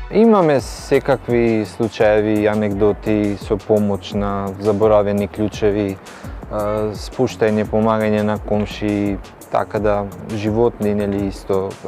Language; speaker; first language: Macedonian; non-native, local second language; Albanian